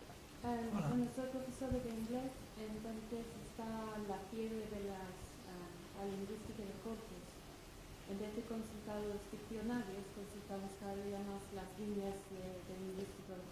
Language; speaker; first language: Spanish; non-native, fluent; English